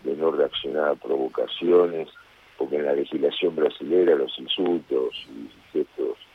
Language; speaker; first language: Spanish; native; Spanish